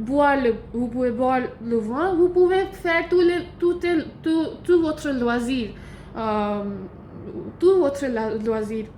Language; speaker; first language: French; non-native, learner; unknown